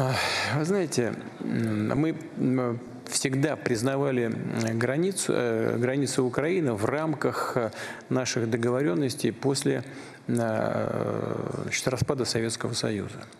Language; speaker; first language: Russian; native; Russian